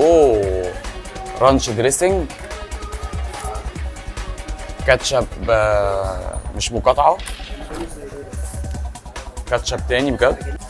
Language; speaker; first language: Arabic; native; Arabic